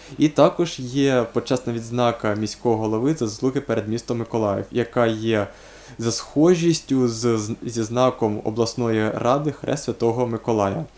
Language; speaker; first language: Ukrainian; native; Ukrainian